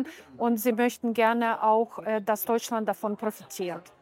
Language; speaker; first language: German; non-native, fluent; Ukrainian